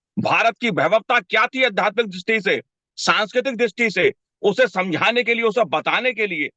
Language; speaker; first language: Hindi; native; Hindi